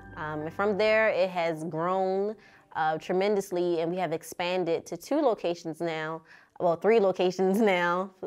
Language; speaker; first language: English; native; English